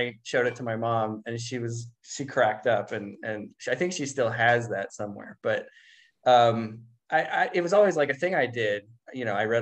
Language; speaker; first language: English; native; English